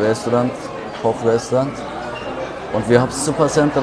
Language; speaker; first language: German; non-native, learner; Turkish